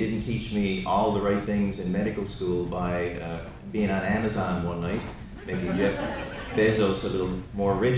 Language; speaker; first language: English; native; English